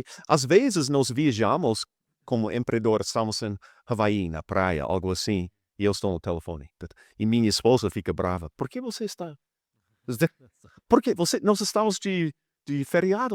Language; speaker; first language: Portuguese; non-native, fluent; English